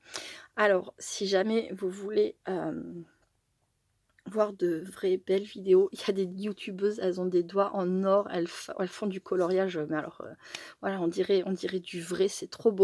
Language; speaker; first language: French; native; French